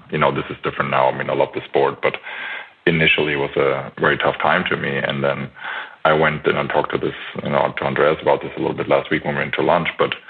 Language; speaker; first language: English; non-native, fluent; German